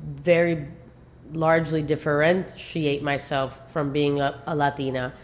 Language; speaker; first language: English; native; English